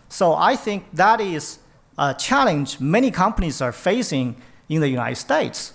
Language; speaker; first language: English; non-native, fluent; Chinese